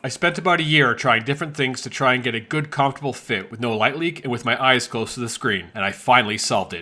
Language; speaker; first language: English; native; English